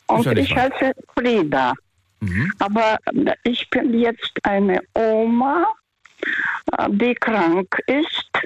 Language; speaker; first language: German; non-native, fluent; Russian